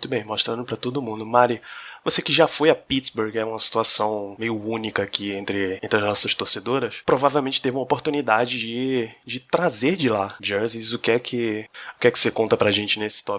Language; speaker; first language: Portuguese; native; Portuguese